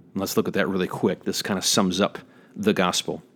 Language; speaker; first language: English; native; English